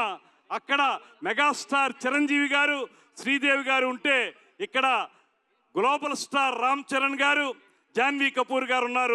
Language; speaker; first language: Telugu; native; Telugu